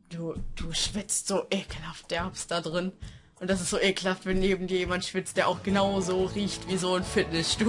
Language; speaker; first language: German; native; German